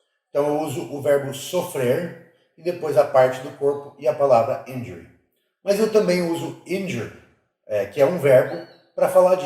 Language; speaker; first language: Portuguese; non-native, fluent; English